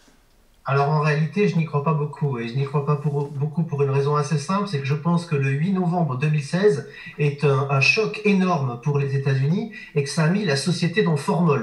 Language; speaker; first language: French; native; French